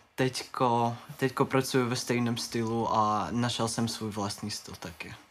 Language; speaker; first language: Czech; non-native, learner; Ukrainian